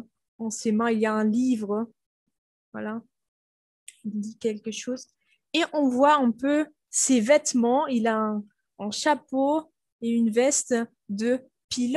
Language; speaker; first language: French; non-native, fluent; German